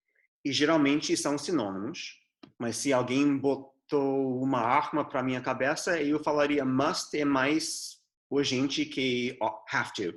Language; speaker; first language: Portuguese; non-native, fluent; English